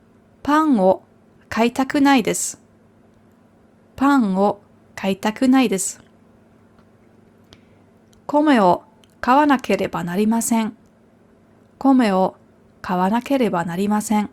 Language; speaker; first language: Japanese; non-native, fluent; German